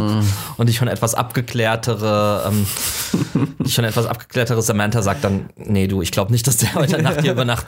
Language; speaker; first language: German; native; German